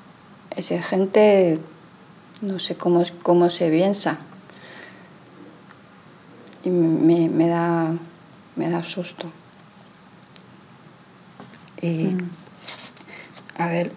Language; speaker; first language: Spanish; non-native, learner; Chinese